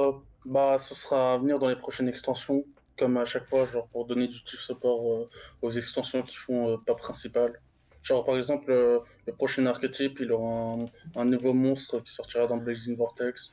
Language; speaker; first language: French; native; French